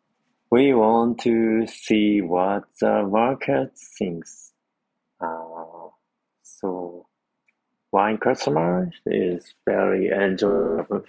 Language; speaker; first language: English; non-native, learner; Japanese